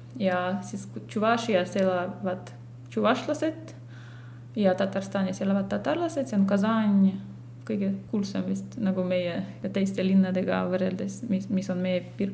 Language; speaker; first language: Estonian; non-native, fluent; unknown